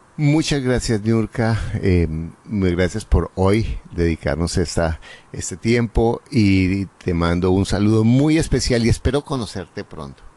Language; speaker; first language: Spanish; native; Spanish